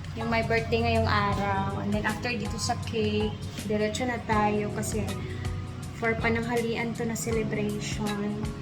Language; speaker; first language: Filipino; non-native, local second language; Cebuano